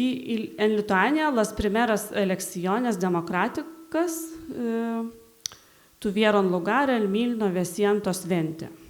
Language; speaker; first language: Spanish; non-native, learner; Lithuanian